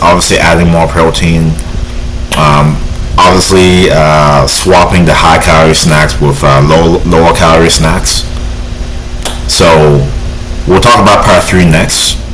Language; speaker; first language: English; native; English